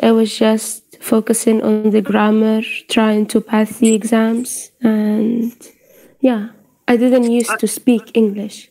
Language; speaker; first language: English; non-native, fluent; Arabic